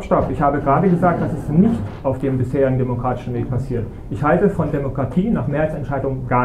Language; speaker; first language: German; native; German